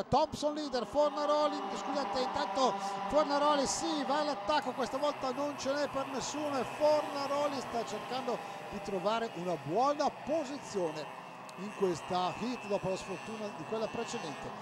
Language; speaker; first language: Italian; native; Italian